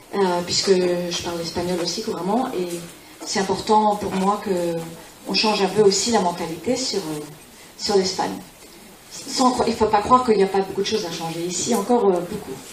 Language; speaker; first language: French; non-native, fluent; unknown